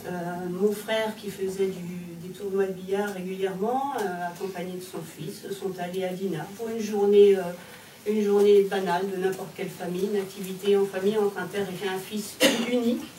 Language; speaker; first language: French; native; French